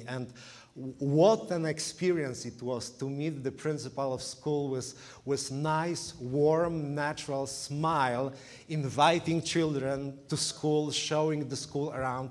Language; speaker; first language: English; non-native, fluent; Polish